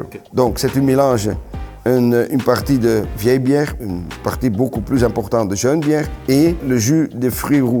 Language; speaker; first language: French; non-native, local second language; Dutch